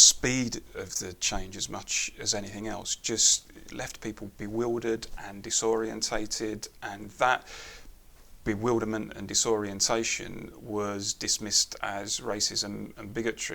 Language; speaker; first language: English; native; English